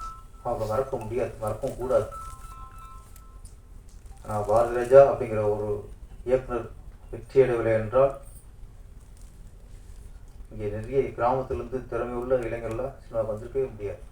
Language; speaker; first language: Tamil; native; Tamil